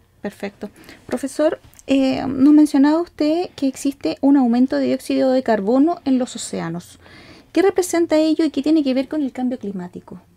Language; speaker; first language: Spanish; native; Spanish